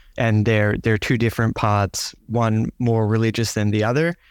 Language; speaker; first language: English; native; English